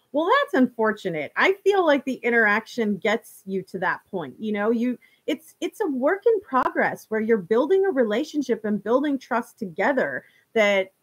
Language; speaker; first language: English; native; English